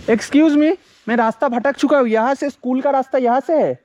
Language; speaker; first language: Hindi; non-native, local second language; Bangla